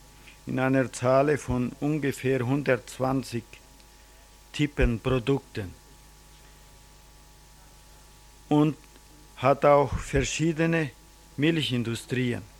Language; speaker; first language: German; early bilingual, heritage; German